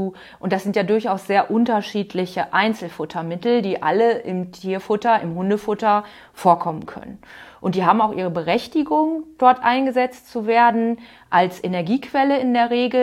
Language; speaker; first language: German; native; German